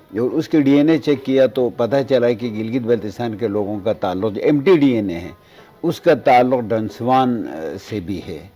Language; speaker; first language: Urdu; non-native, local second language; Balti